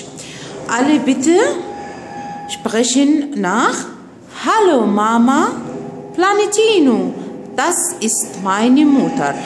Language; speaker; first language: German; non-native, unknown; Arabic